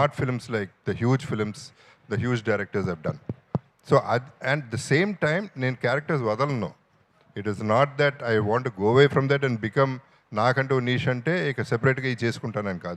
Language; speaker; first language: Telugu; native; Telugu